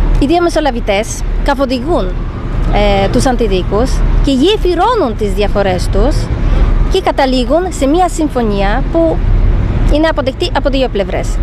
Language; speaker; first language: Greek; non-native, fluent; Polish